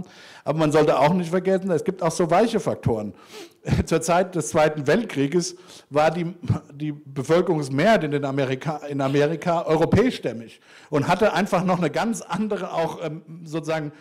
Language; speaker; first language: German; native; German